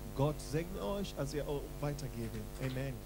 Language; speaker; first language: German; non-native, learner; English